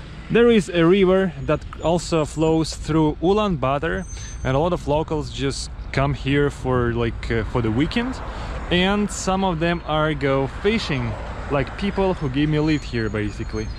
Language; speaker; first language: English; non-native, fluent; Russian